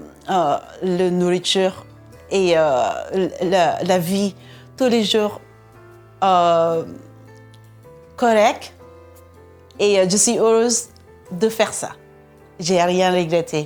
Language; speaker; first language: French; non-native, fluent; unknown